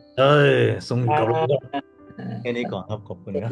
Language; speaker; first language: Thai; non-native, learner; Cantonese